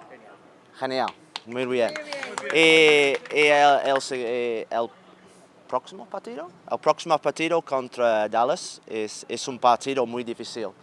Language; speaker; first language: Spanish; non-native, learner; English